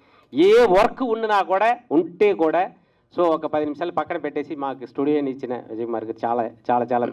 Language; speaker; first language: Telugu; native; Telugu